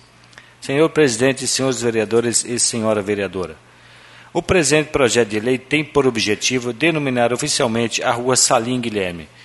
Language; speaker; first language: Portuguese; native; Portuguese